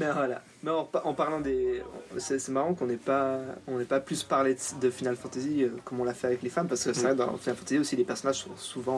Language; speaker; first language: French; native; French